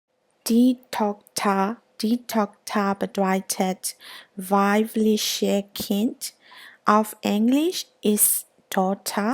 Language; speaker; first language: German; non-native, learner; Burmese